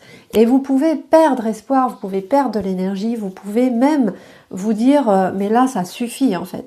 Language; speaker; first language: French; native; French